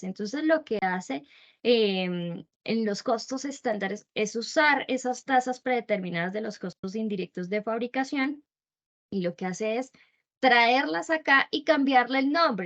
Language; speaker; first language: Spanish; native; Spanish